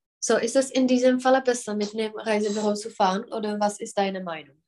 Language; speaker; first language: German; non-native, fluent; Czech